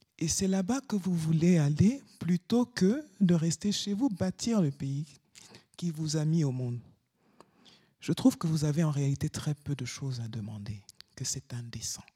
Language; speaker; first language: French; native; French